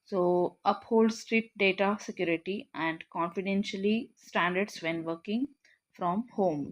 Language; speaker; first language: English; non-native, local second language; Kannada